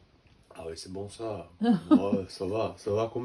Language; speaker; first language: French; non-native, learner; English